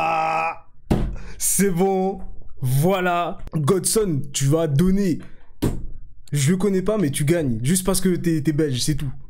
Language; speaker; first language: French; native; French